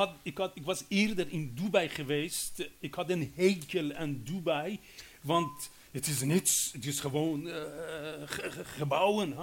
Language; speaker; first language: Dutch; non-native, fluent; Persian